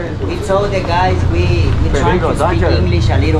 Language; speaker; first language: English; non-native, learner; Spanish